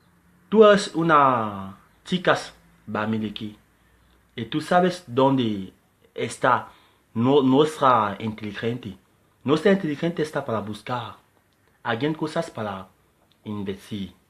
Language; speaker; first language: Spanish; non-native, learner; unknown